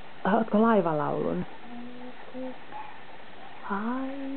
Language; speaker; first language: Finnish; native; Finnish